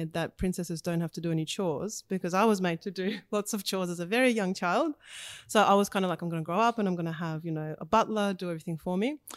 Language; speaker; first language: English; early bilingual, other home language; Russian